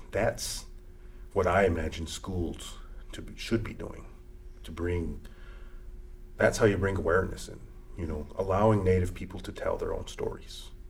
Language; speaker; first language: English; early bilingual, other home language; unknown